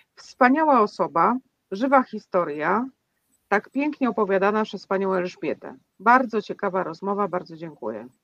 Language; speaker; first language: Polish; native; Polish